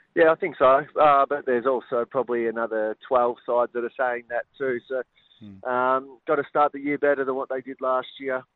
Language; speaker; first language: English; native; English